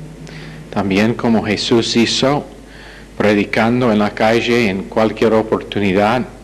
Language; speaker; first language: Spanish; non-native, fluent; English